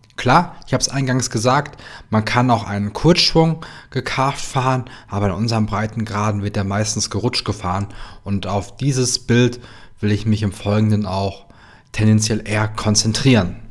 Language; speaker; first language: German; native; German